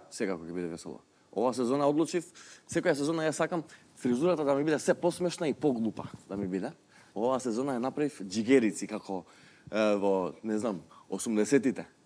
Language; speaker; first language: Macedonian; non-native, local second language; Albanian